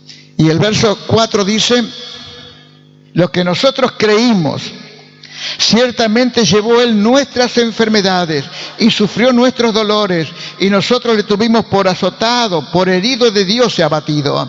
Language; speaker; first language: Spanish; native; Spanish